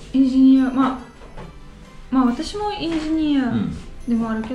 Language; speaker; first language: Japanese; non-native, fluent; Russian